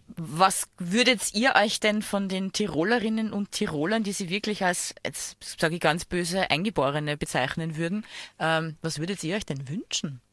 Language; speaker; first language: German; native; German